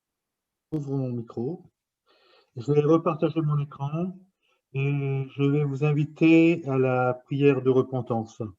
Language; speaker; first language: French; native; French